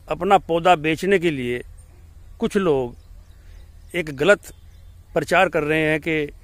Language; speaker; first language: Hindi; native; Hindi